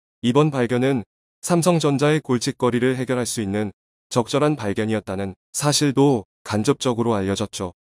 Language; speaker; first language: Korean; native; Korean